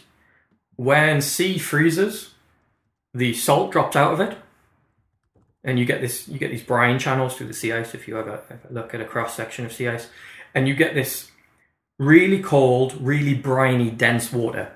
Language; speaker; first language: English; native; English